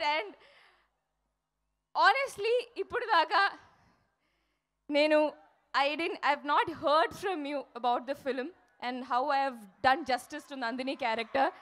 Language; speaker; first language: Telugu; non-native, fluent; Malayalam